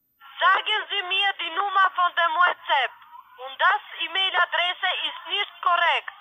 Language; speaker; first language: German; non-native, learner; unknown